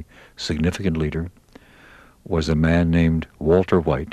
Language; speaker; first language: English; native; English